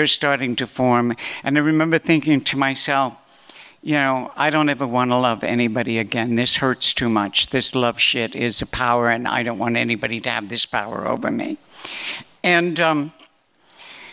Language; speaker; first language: English; native; English